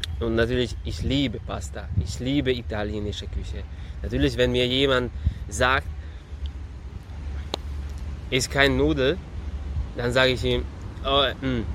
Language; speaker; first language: German; non-native, fluent; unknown